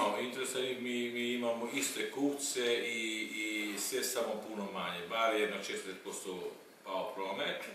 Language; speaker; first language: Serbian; non-native, local second language; Hungarian